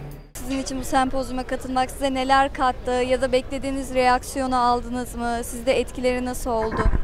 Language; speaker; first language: Turkish; native; Turkish